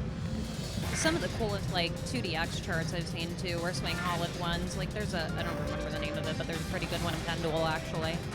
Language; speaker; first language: English; native; English